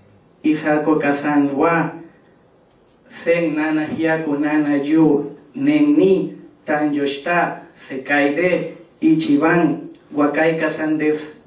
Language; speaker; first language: Japanese; non-native, learner; Spanish